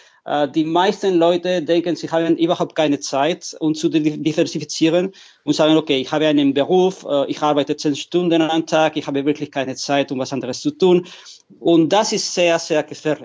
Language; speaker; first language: German; non-native, fluent; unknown